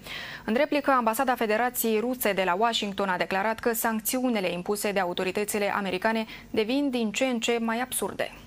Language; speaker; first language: Romanian; native; Romanian